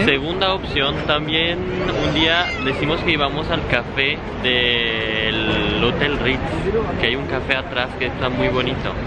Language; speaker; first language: Spanish; non-native, fluent; French